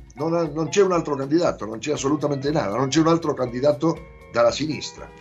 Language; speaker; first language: Italian; non-native, fluent; Portuguese